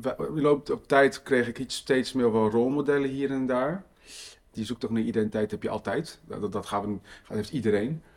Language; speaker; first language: Dutch; early bilingual, other home language; Riffian